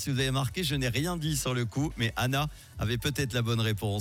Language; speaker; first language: French; native; French